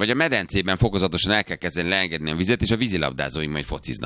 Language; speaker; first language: Hungarian; native; Hungarian